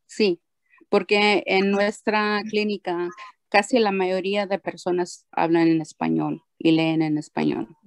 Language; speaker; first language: Spanish; early bilingual, heritage; Spanish